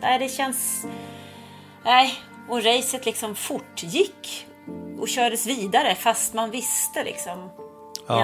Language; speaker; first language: Swedish; native; Swedish